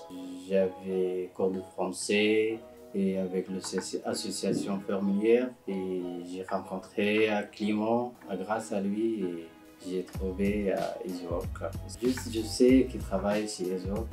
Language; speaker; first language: French; non-native, learner; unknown